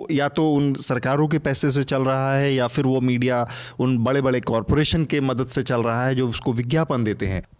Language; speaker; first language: Hindi; native; Hindi